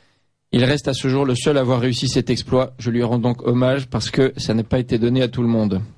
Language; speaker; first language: French; native; French